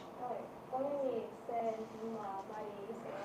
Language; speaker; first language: Korean; non-native, learner; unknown